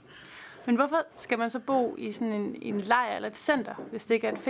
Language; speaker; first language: Danish; native; Danish